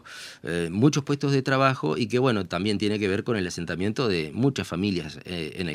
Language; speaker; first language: Spanish; native; Spanish